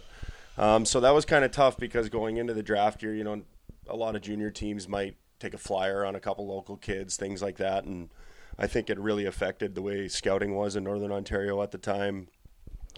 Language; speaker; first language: English; native; English